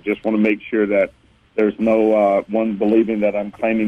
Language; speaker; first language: English; native; English